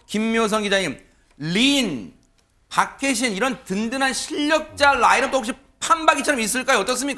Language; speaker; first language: Korean; native; Korean